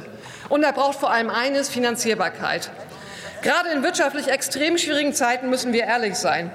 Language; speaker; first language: German; native; German